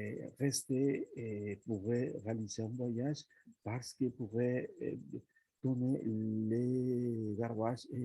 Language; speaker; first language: French; non-native, learner; Spanish